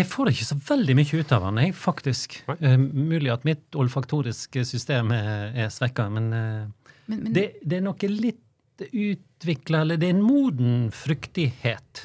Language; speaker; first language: Norwegian; native; Norwegian